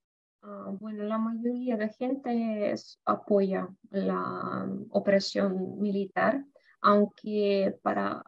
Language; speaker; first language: Spanish; non-native, fluent; Russian